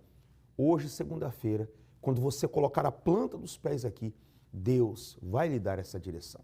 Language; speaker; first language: Portuguese; native; Portuguese